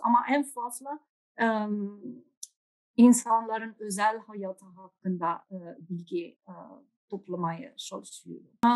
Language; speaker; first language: Turkish; non-native, fluent; Dutch